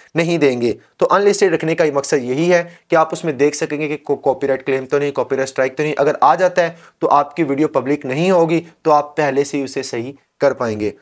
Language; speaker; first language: Urdu; non-native, local second language; Punjabi